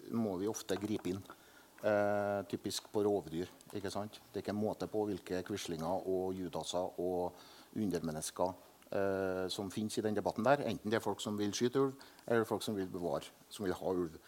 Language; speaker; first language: Norwegian; native; Norwegian